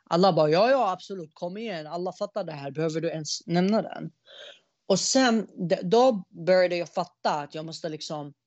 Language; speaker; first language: Swedish; early bilingual, other home language; Arabic